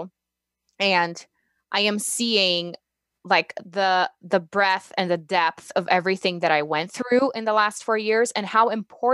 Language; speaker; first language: English; non-native, fluent; Portuguese